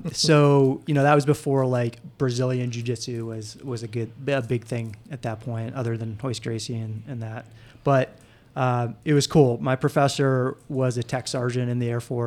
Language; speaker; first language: English; native; English